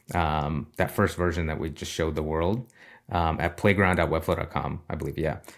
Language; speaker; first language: English; early bilingual, other home language; Russian